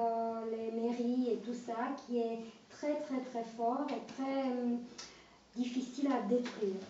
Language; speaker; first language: French; non-native, fluent; Romanian